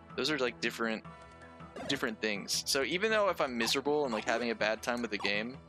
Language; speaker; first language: English; native; English